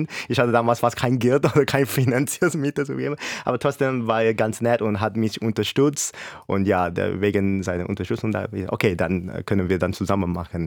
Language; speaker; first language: German; non-native, fluent; English